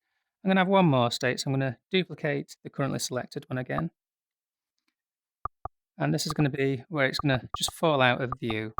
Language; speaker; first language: English; native; English